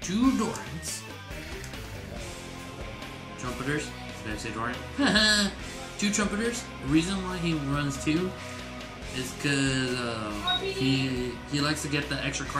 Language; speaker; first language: English; native; English